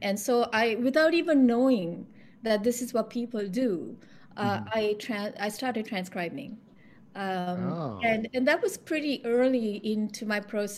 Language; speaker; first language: English; non-native, local second language; Sinhala